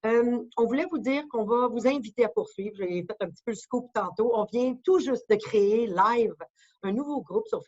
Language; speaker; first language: French; native; French